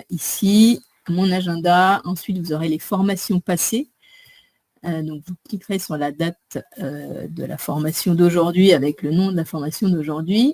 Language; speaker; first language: French; native; French